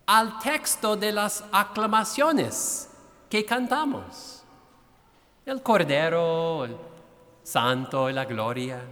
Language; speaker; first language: Spanish; non-native, fluent; English